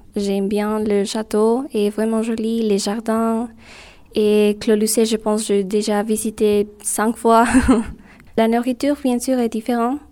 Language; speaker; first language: French; non-native, learner; Spanish